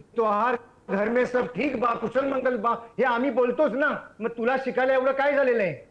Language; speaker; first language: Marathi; native; Marathi